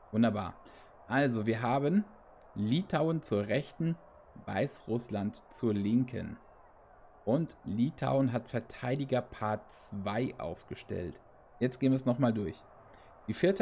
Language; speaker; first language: German; native; German